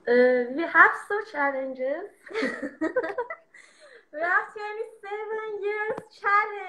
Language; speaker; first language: English; non-native, learner; Persian